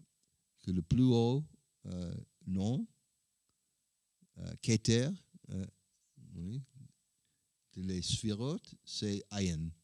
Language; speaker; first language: French; non-native, learner; English